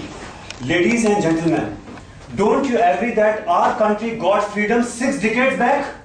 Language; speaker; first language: English; non-native, local second language; Hindi